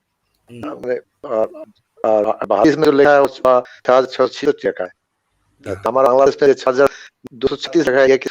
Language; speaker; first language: Hindi; non-native, learner; Bangla